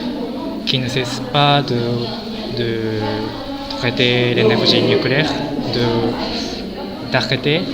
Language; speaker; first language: French; non-native, fluent; Japanese